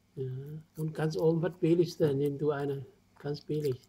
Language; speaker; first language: German; non-native, learner; Vietnamese